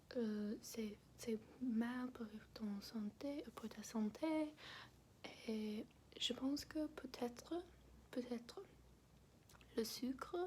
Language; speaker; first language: French; non-native, learner; English